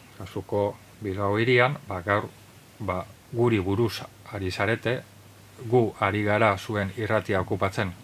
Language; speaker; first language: Basque; native; Basque